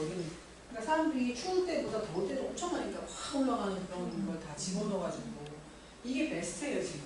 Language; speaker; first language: Korean; native; Korean